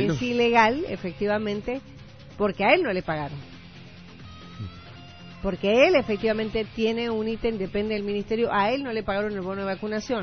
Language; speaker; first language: Spanish; native; Spanish